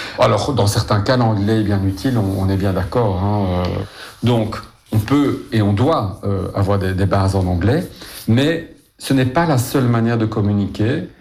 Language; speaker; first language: French; native; French